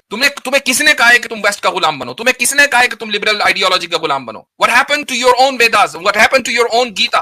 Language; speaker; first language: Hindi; native; Hindi